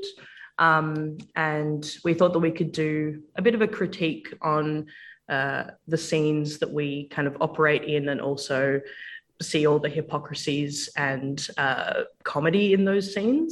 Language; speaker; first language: English; native; English